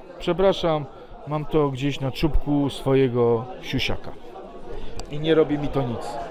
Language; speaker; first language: Polish; non-native, fluent; Serbian